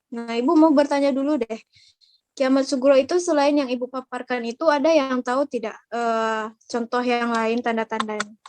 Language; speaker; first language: Indonesian; native; Indonesian